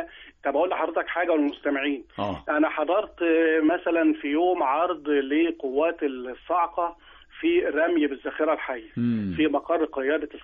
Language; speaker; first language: Arabic; native; Arabic